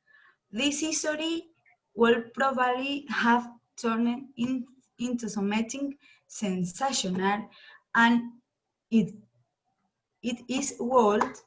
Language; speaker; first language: English; non-native, learner; Spanish